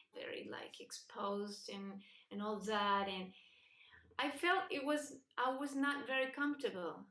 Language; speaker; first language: English; non-native, fluent; Spanish